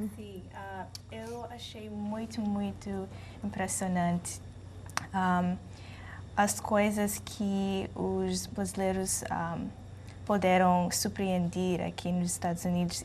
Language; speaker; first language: Portuguese; non-native, learner; English